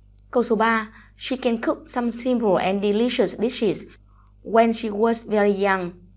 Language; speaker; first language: English; non-native, fluent; Vietnamese